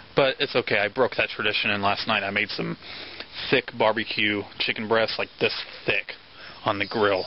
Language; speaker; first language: English; native; English